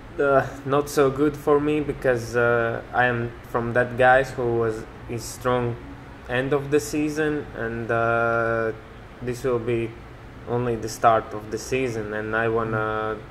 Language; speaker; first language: English; non-native, learner; Latvian